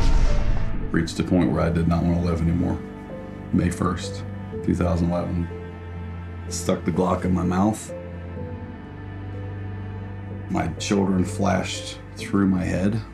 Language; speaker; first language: English; native; English